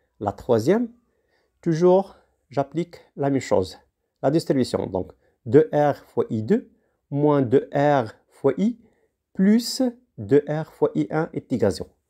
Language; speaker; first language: French; non-native, local second language; Arabic